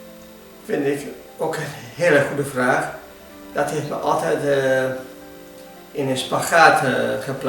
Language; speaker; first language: Dutch; non-native, fluent; Hungarian